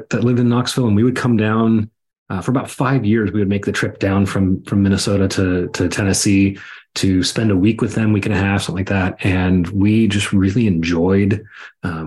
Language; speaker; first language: English; native; English